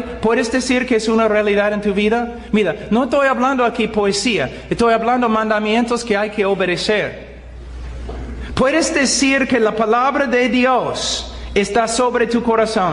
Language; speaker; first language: Spanish; non-native, fluent; English